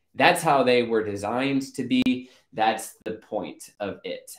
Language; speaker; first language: English; native; English